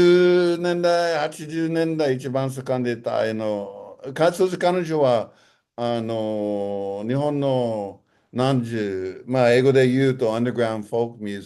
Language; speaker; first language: Japanese; non-native, fluent; English